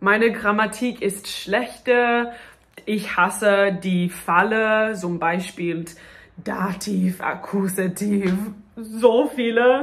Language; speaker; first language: German; non-native, learner; English